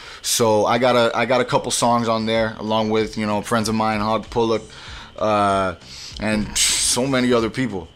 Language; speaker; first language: English; early bilingual, other home language; Spanish